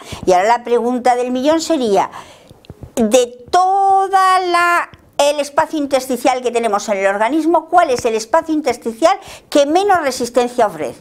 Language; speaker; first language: Spanish; native; Spanish